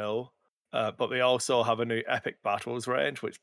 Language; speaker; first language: English; native; English